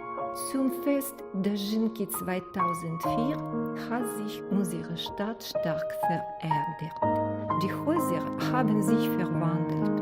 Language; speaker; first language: German; non-native, learner; Russian